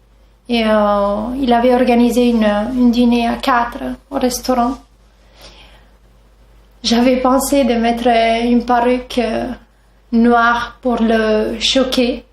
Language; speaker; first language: French; non-native, fluent; Italian